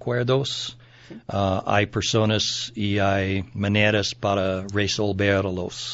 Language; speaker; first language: Spanish; non-native, learner; English